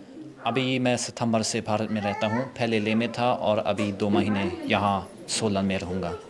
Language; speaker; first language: Hindi; non-native, fluent; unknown